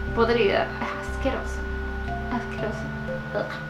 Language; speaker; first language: Spanish; native; Spanish